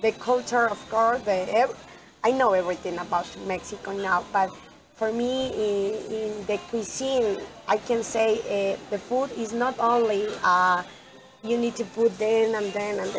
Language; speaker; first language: English; non-native, learner; Spanish